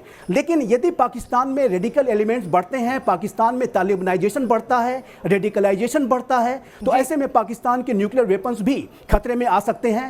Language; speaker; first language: Hindi; native; Hindi